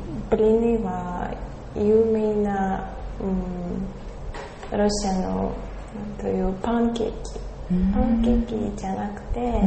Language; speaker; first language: Japanese; non-native, learner; Russian